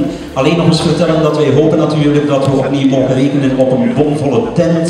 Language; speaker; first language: Dutch; native; Dutch